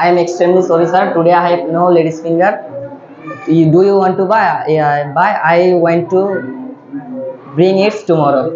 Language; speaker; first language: English; non-native, learner; Bangla